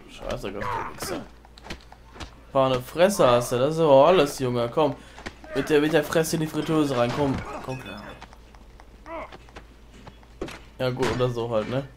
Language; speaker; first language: German; native; German